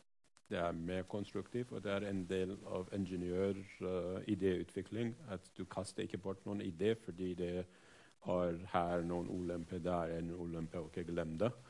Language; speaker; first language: Norwegian; non-native, fluent; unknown